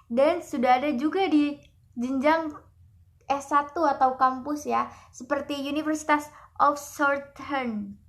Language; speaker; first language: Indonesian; native; Indonesian